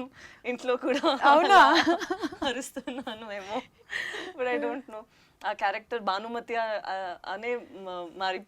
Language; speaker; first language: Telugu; non-native, learner; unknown